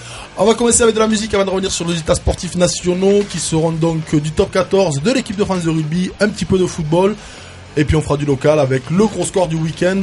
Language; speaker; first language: French; native; French